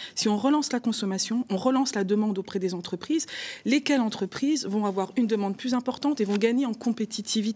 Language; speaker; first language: French; native; French